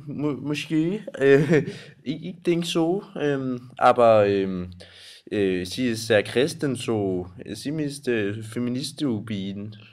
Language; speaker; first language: German; non-native, learner; Danish